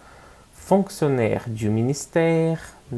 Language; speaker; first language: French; non-native, fluent; Portuguese